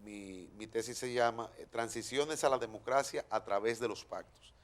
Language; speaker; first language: Spanish; native; Spanish